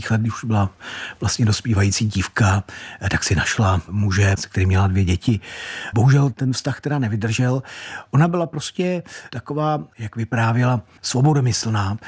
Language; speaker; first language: Czech; native; Czech